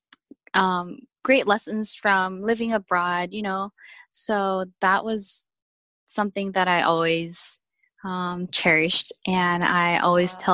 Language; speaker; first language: English; non-native, fluent; Korean